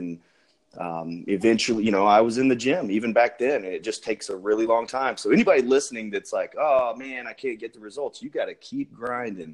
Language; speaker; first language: English; native; English